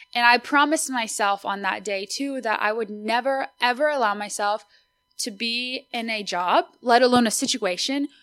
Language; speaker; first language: English; early bilingual, other home language; Spanish